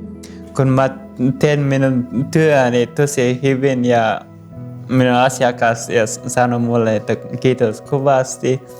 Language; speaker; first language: Finnish; non-native, learner; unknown